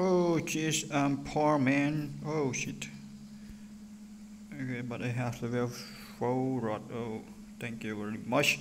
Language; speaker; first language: English; non-native, learner; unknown